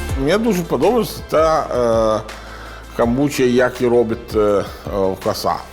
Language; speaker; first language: Ukrainian; non-native, learner; Italian